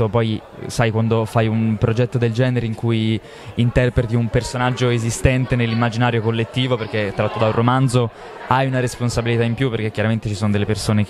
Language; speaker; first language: Italian; native; Italian